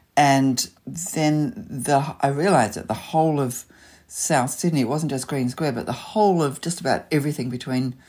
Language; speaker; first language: English; native; English